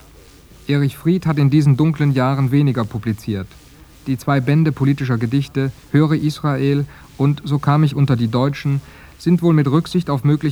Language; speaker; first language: German; native; German